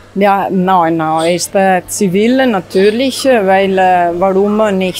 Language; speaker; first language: German; non-native, learner; Italian